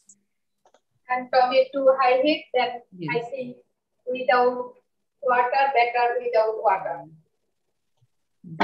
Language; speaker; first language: English; non-native, learner; Bangla